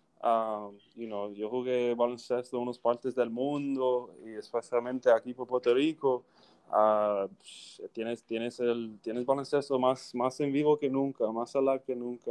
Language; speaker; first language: Spanish; early bilingual, heritage; English